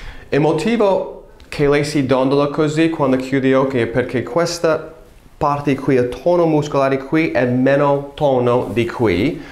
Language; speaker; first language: Italian; non-native, fluent; English